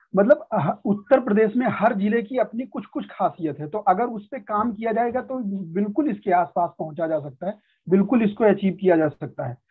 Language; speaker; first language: Hindi; native; Hindi